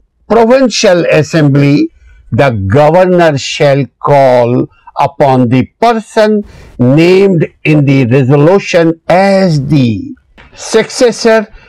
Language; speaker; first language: English; non-native, local second language; Urdu